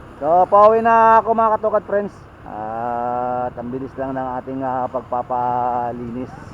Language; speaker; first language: Filipino; native; Filipino